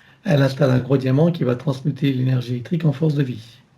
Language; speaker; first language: French; native; French